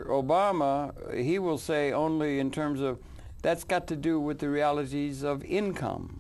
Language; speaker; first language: English; native; English